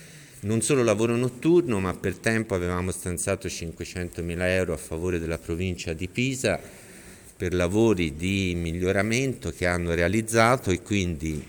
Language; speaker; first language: Italian; native; Italian